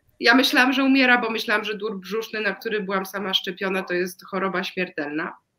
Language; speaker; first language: Polish; native; Polish